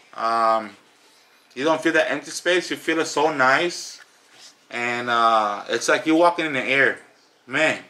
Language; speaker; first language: English; native; English